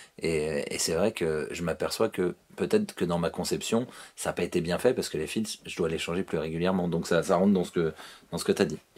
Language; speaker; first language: French; native; French